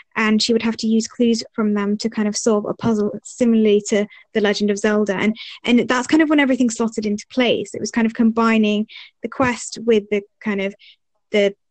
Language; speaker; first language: English; early bilingual, other home language; Arabic